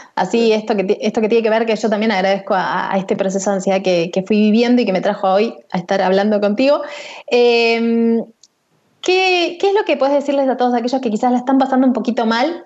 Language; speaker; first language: Spanish; native; Spanish